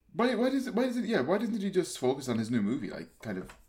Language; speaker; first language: English; native; English